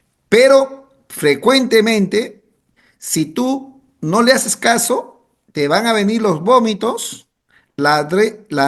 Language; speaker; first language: Spanish; native; Spanish